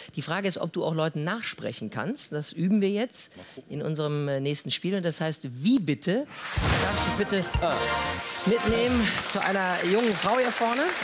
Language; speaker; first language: German; native; German